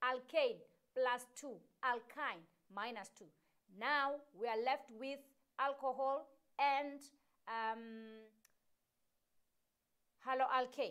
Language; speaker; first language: English; non-native, local second language; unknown